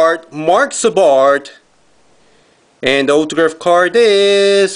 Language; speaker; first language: English; non-native, fluent; Japanese